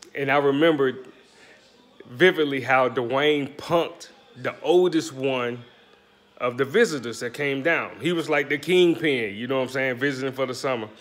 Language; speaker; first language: English; native; English